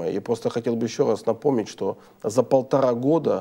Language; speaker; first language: Russian; native; Russian